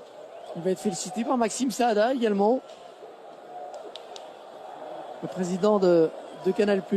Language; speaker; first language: French; native; French